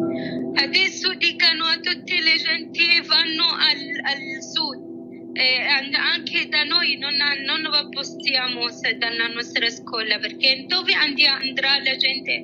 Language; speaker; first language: Italian; non-native, fluent; Arabic